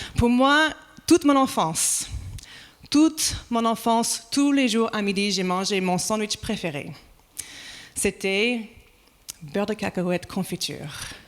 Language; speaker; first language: French; non-native, fluent; English